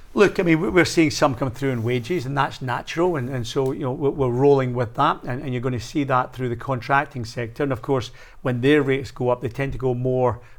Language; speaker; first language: English; native; English